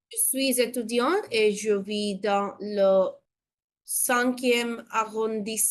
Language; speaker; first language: French; non-native, learner; Bangla